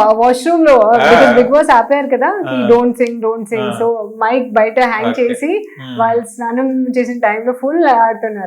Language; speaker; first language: Telugu; non-native, learner; Hindi